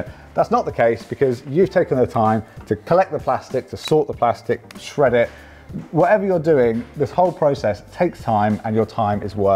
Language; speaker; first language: English; native; English